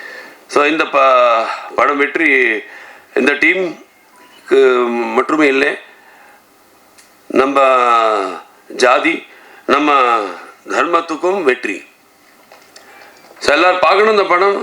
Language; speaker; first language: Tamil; non-native, learner; Telugu